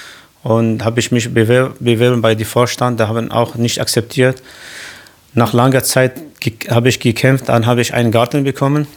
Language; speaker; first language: German; non-native, learner; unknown